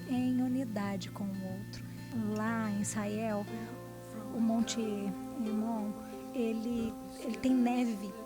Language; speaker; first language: Portuguese; native; Portuguese